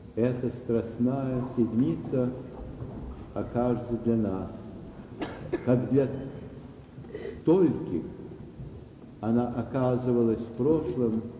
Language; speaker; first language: Russian; native; Russian